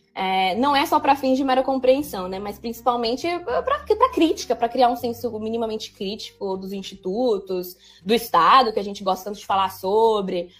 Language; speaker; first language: Portuguese; native; Portuguese